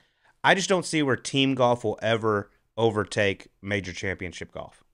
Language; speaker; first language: English; native; English